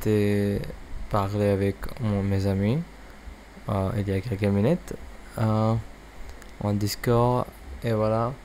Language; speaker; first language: French; non-native, learner; English